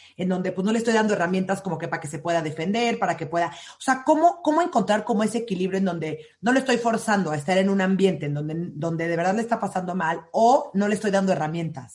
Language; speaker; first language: Spanish; native; Spanish